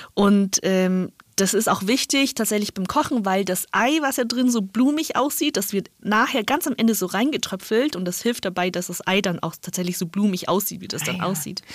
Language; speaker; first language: German; non-native, fluent; Chinese